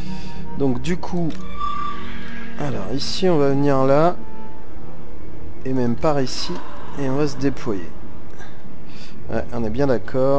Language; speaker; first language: French; native; French